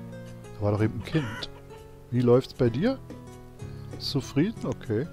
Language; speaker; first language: German; native; German